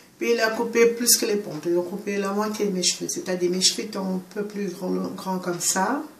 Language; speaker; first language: French; non-native, fluent; Portuguese